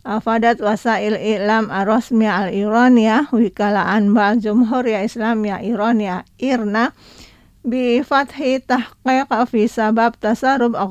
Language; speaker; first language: Arabic; non-native, fluent; Indonesian